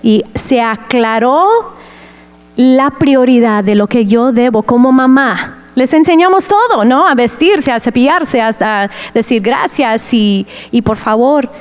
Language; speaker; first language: Spanish; non-native, fluent; English